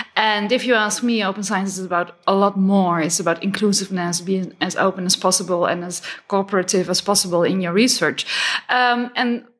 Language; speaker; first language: English; non-native, fluent; Dutch